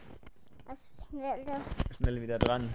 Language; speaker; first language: German; native; German